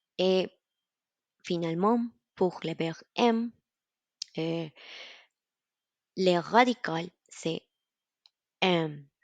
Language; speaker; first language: French; non-native, learner; Spanish